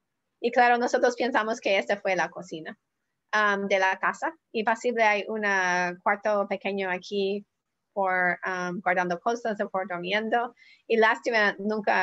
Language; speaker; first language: Spanish; non-native, learner; English